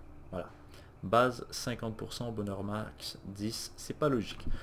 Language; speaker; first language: French; native; French